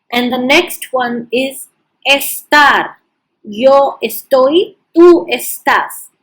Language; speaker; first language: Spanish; non-native, fluent; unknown